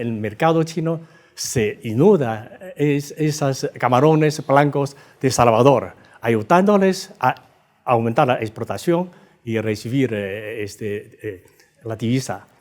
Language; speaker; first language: Spanish; non-native, fluent; Chinese